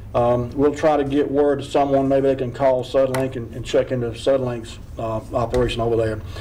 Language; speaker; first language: English; native; English